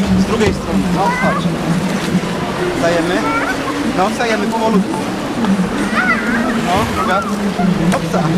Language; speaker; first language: Polish; native; Polish